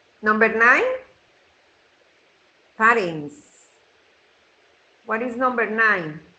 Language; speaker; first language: English; non-native, fluent; Spanish